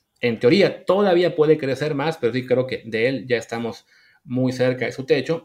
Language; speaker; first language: Spanish; native; Spanish